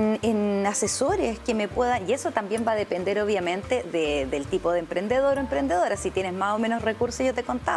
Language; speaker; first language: Spanish; native; Spanish